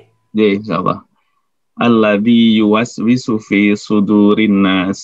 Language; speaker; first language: Arabic; non-native, learner; Indonesian